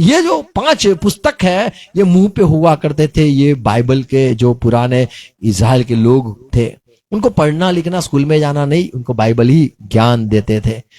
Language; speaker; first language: Hindi; non-native, local second language; Gujarati